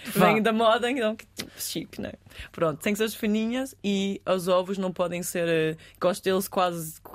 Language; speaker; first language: Portuguese; early bilingual, other home language; Danish